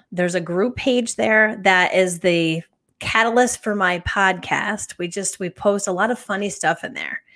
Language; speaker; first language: English; native; English